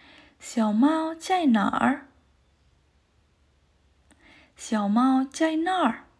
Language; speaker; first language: Chinese; non-native, fluent; Indonesian